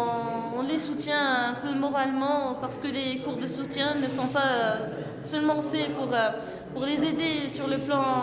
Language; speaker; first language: French; non-native, local second language; Arabic